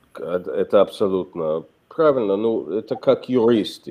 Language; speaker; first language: Russian; non-native, fluent; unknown